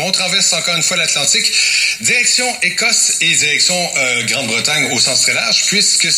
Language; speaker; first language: French; native; French